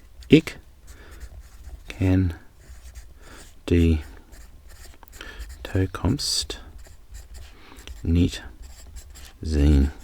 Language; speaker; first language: Dutch; non-native, learner; English